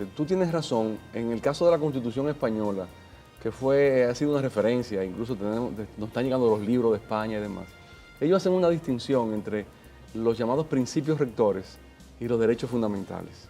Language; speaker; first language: Spanish; native; Spanish